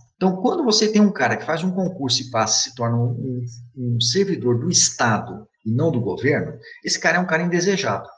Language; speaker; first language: Portuguese; native; Portuguese